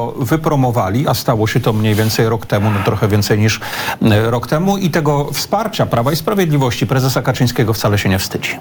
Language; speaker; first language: Polish; native; Polish